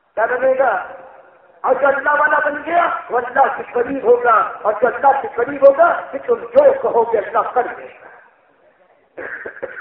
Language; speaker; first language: Urdu; native; Urdu